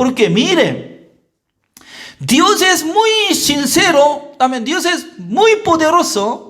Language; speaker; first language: Spanish; non-native, learner; Korean